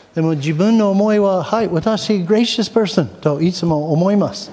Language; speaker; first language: Japanese; non-native, fluent; English